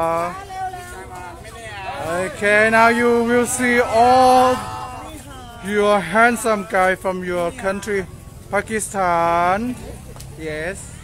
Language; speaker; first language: English; non-native, learner; Thai